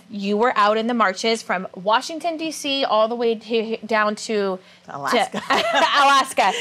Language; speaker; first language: English; native; English